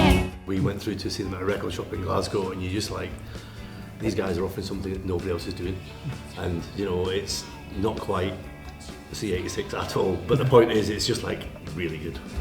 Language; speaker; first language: English; native; English